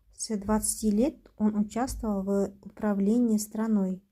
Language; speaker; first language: Russian; non-native, local second language; Kazakh